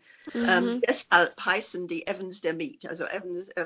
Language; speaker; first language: German; non-native, fluent; English